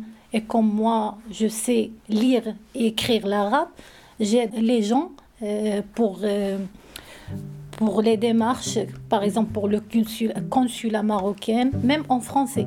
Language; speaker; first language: French; non-native, learner; Arabic